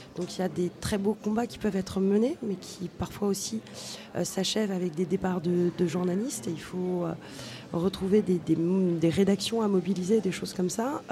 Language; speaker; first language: French; native; French